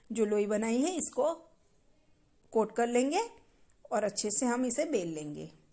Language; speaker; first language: Hindi; non-native, local second language; Gujarati